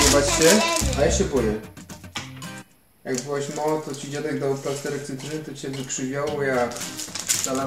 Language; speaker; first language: Polish; native; Polish